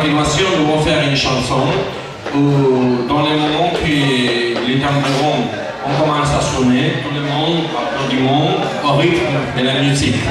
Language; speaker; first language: French; non-native, learner; Galician